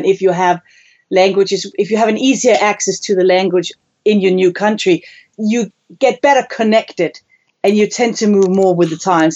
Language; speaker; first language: English; non-native, fluent; Danish